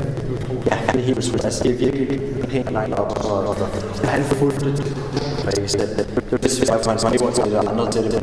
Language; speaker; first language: Danish; native; Danish